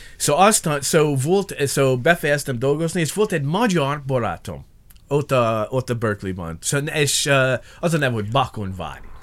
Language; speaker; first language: Hungarian; non-native, learner; English